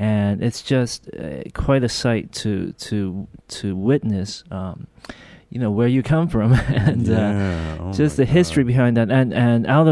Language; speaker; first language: English; non-native, local second language; Korean